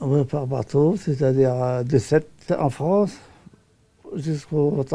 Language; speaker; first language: French; non-native, local second language; Arabic